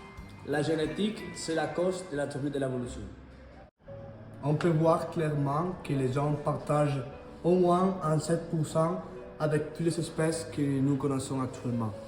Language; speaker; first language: French; non-native, learner; Spanish